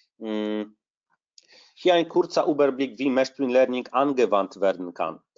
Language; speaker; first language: German; non-native, fluent; Polish